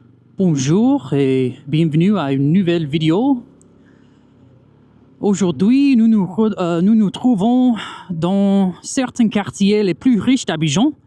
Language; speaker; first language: French; non-native, fluent; English